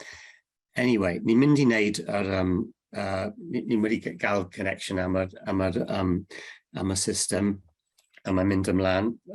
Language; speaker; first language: Welsh; non-native, learner; English